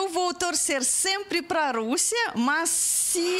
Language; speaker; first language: Portuguese; non-native, fluent; Russian